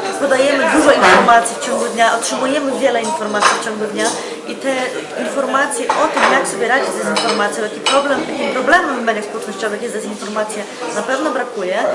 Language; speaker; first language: Polish; native; Polish